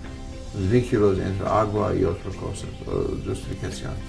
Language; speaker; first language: Spanish; non-native, fluent; English